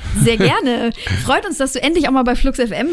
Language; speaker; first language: German; native; German